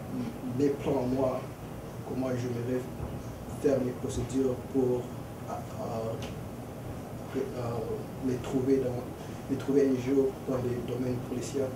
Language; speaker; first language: French; early bilingual, other home language; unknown